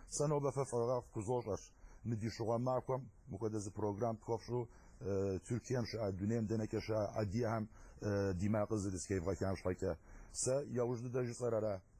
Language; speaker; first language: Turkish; non-native, local second language; Adyghe